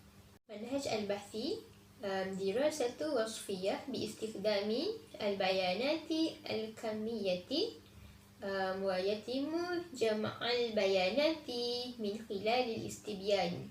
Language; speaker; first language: Arabic; non-native, learner; Malay